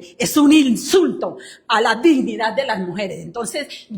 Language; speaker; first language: Spanish; native; Spanish